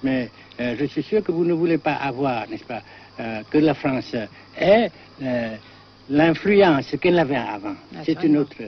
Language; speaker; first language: French; non-native, local second language; Vietnamese